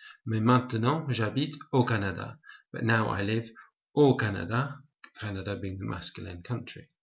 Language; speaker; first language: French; non-native, fluent; English